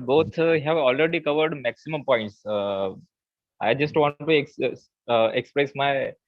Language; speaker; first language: English; non-native, local second language; Marathi